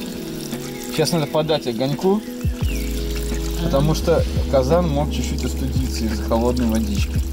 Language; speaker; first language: Russian; native; Russian